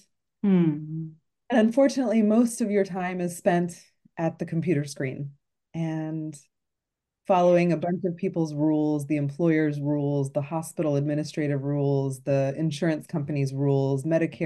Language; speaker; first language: English; native; English